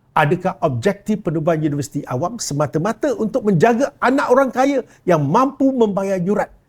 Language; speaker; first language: Malay; non-native, local second language; Chinese